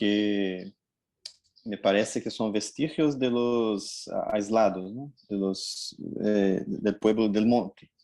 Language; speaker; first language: Spanish; non-native, fluent; Portuguese